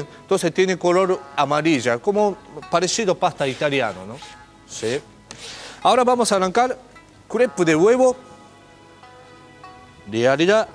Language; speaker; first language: Spanish; non-native, learner; Japanese